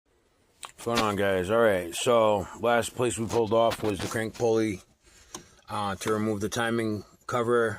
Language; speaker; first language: English; native; English